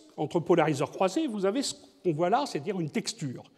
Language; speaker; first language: French; native; French